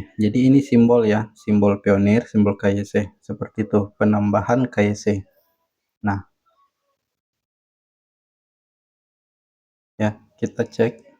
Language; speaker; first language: Indonesian; native; Indonesian